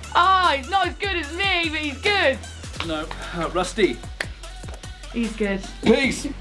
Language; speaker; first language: English; native; English